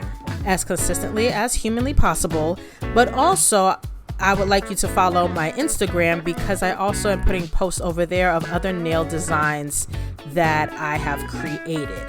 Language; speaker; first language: English; native; English